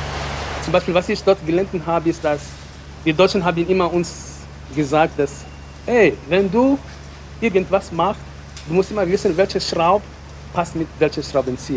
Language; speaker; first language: German; non-native, fluent; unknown